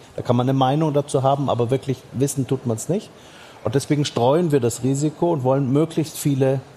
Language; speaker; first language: German; native; German